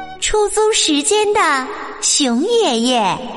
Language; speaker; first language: Chinese; native; Chinese